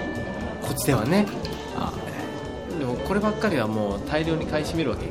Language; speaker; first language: Japanese; native; Japanese